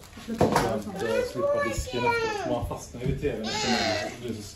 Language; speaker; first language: Swedish; native; Swedish